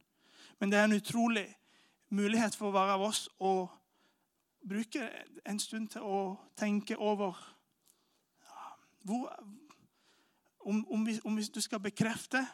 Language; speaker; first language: Norwegian; non-native, fluent; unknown